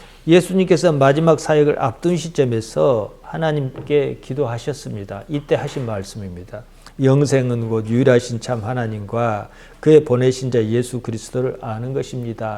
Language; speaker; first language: Korean; native; Korean